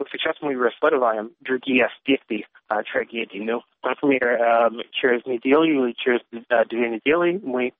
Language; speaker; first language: Russian; non-native, learner; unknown